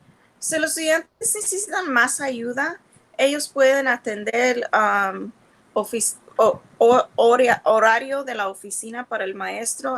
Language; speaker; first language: Spanish; early bilingual, heritage; Spanish